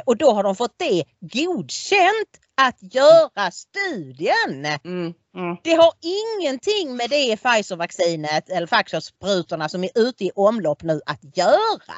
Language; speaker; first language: Swedish; native; Swedish